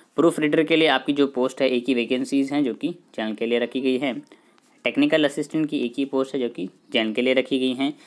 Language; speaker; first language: Hindi; native; Hindi